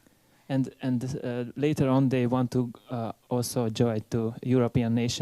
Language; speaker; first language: English; non-native, learner; Hungarian